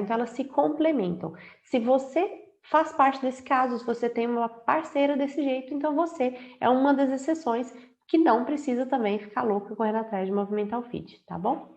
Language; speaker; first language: Portuguese; native; Portuguese